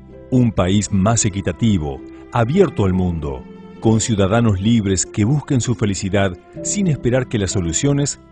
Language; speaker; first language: Spanish; native; Spanish